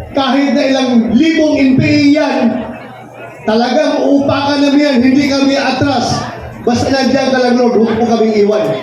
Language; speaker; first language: Filipino; non-native, local second language; Cebuano